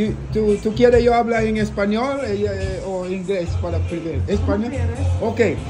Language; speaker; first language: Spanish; non-native, learner; English